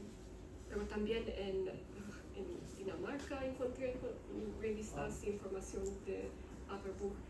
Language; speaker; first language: Spanish; non-native, learner; Romanian